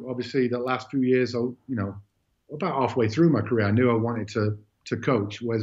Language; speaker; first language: English; native; English